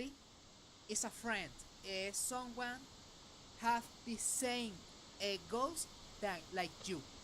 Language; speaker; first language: English; non-native, learner; Spanish